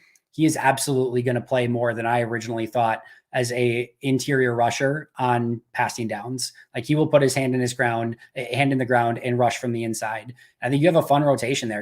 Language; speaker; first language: English; native; English